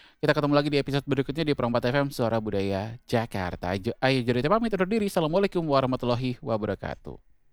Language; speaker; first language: Indonesian; native; Indonesian